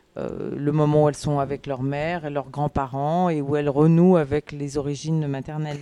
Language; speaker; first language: French; native; French